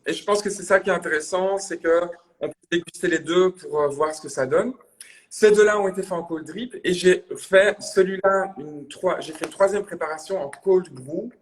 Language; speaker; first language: French; native; French